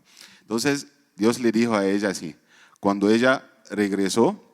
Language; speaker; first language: Spanish; non-native, fluent; Arabic